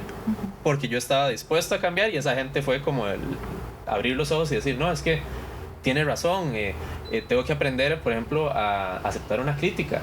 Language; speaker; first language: Spanish; native; Spanish